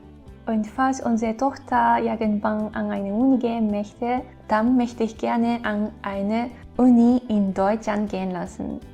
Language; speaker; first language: German; non-native, fluent; Japanese